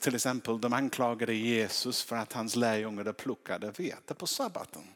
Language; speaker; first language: Swedish; non-native, fluent; English